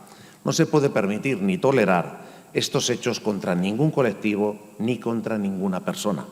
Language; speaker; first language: Spanish; native; Spanish